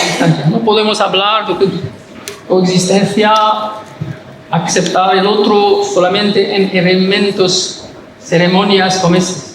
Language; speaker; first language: Spanish; non-native, learner; Arabic